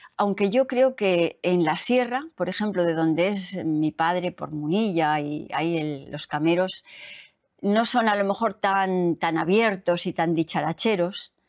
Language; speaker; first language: Spanish; native; Spanish